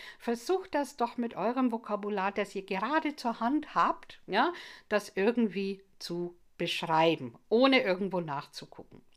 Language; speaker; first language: German; non-native, fluent; English